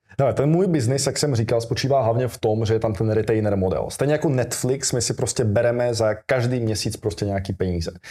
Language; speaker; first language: Czech; early bilingual, other home language; Russian